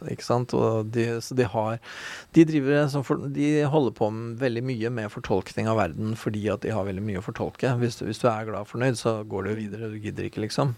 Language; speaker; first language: Norwegian; native; Norwegian